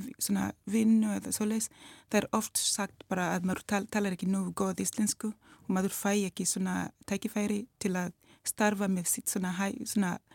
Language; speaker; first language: Icelandic; non-native, learner; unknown